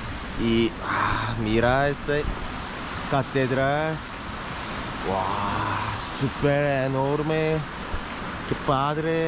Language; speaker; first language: Spanish; non-native, learner; Korean